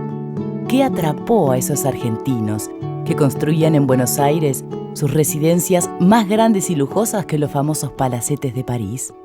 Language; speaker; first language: Spanish; native; Spanish